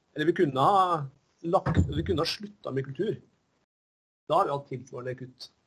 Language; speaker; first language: Norwegian; native; Norwegian